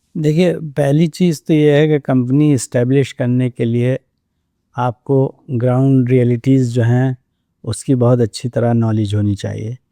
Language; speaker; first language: Hindi; native; Hindi